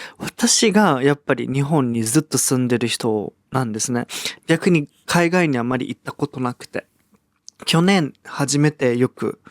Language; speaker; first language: Japanese; early bilingual, other home language; Portuguese